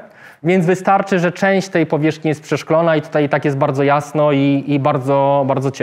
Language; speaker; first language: Polish; native; Polish